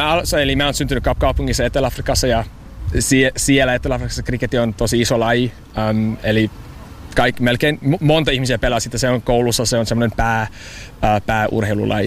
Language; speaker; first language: Finnish; non-native, learner; English